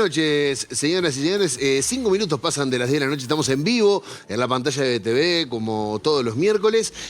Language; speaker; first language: Spanish; native; Spanish